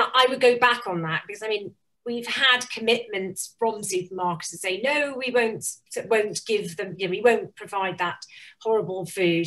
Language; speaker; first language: English; native; English